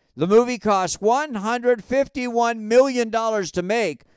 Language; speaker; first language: English; native; English